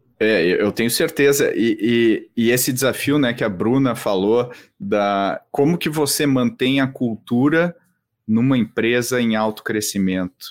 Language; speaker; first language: Portuguese; native; Portuguese